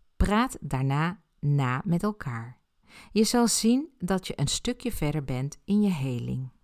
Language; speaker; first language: Dutch; early bilingual, other home language; Spanish